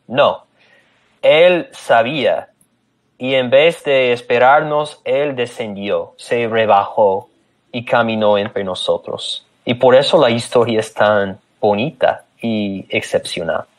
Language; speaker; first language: Spanish; non-native, fluent; English